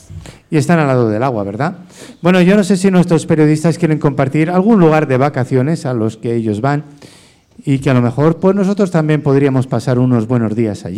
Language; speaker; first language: Spanish; native; Spanish